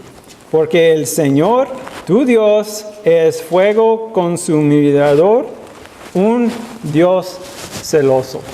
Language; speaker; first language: Spanish; non-native, learner; English